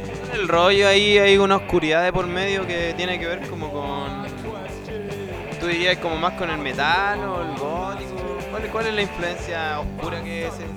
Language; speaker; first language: Spanish; native; Spanish